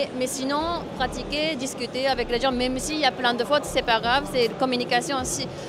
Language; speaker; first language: French; non-native, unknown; Japanese